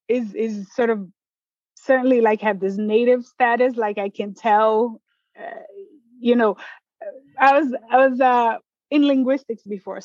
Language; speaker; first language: English; non-native, fluent; Portuguese